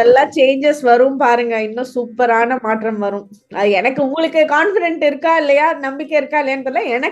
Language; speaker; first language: Tamil; native; Tamil